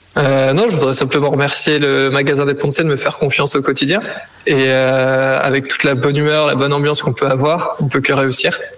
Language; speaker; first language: French; native; French